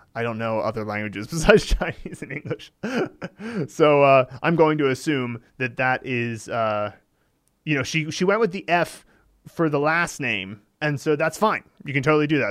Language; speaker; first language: English; native; English